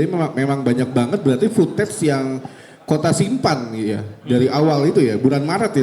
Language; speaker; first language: Indonesian; native; Indonesian